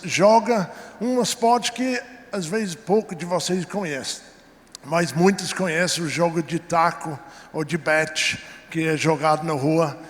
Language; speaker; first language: Portuguese; non-native, fluent; English